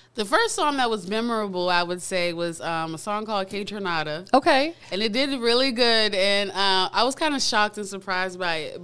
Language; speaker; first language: English; native; English